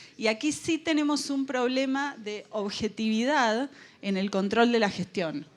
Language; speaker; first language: Spanish; native; Spanish